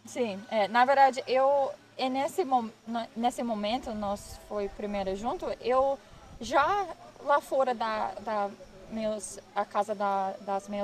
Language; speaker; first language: Portuguese; non-native, learner; English